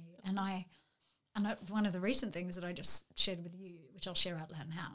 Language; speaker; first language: English; native; English